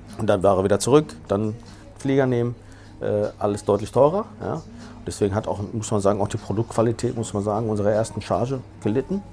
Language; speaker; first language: German; early bilingual, other home language; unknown